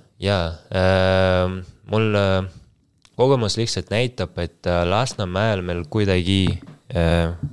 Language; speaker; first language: Estonian; non-native, local second language; Russian